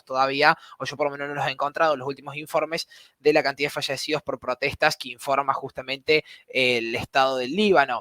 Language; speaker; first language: Spanish; native; Spanish